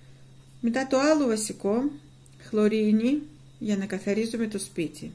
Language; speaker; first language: Greek; non-native, fluent; Russian